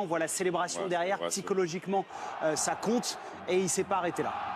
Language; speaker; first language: French; native; French